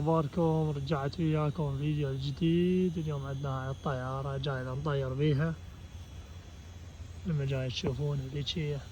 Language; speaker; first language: Arabic; native; Arabic